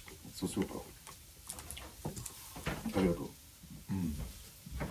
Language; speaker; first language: Japanese; native; Japanese